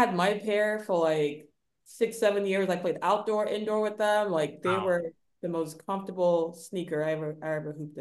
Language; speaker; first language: English; non-native, local second language; Igbo